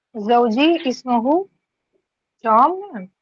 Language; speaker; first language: Arabic; non-native, learner; Urdu